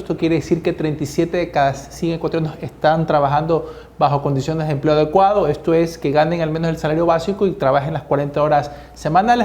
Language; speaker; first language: Spanish; native; Spanish